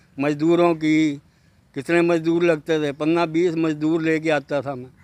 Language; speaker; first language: Hindi; native; Hindi